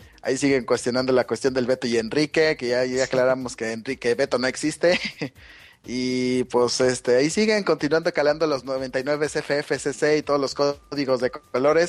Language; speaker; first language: Spanish; native; Spanish